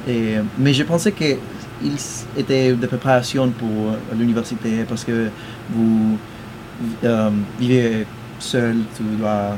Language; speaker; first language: French; non-native, fluent; Spanish